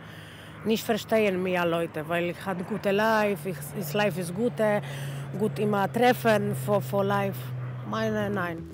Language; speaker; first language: German; non-native, learner; Polish